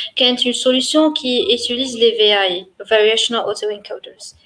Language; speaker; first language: French; non-native, local second language; Arabic